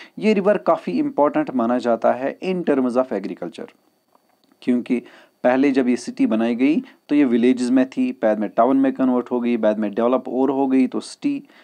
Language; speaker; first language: Hindi; non-native, local second language; Kashmiri